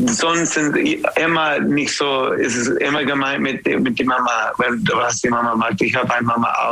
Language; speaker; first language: German; non-native, learner; English